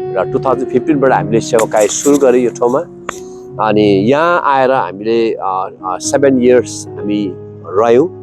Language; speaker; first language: Nepali; native; Nepali